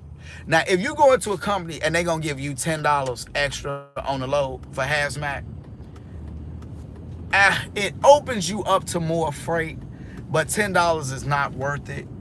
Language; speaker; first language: English; native; English